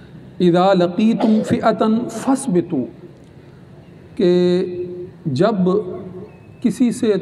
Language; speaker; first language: Urdu; native; Urdu